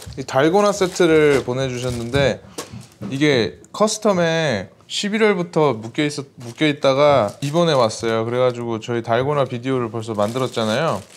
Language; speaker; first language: Korean; native; Korean